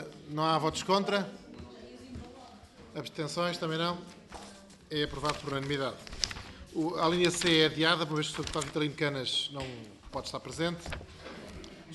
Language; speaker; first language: Portuguese; native; Portuguese